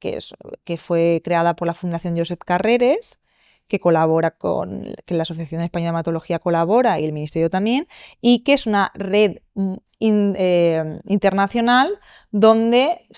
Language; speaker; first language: Spanish; native; Spanish